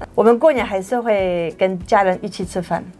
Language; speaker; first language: Chinese; non-native, fluent; French